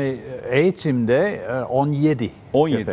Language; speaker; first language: Turkish; non-native, fluent; English